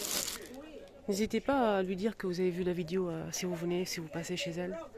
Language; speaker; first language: French; native; French